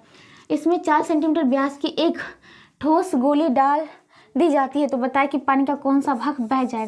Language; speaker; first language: Hindi; native; Hindi